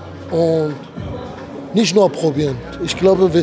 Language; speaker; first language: German; non-native, fluent; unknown